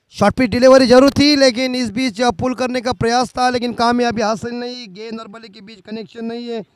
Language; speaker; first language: Hindi; non-native, local second language; Marathi